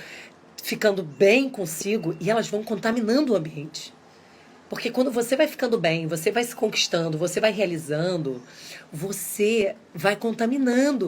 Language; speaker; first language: Portuguese; native; Portuguese